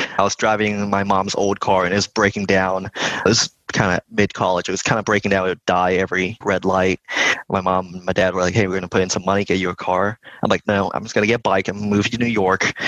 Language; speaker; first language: English; early bilingual, other home language; Vietnamese